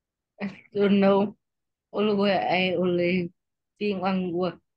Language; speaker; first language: English; non-native, learner; Vietnamese